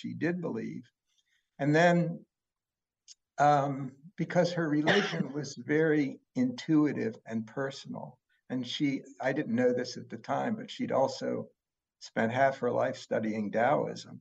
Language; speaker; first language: English; native; English